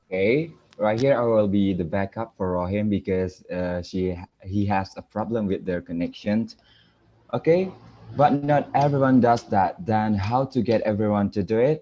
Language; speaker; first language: English; non-native, learner; Indonesian